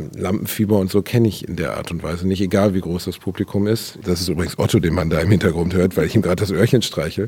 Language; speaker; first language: German; native; German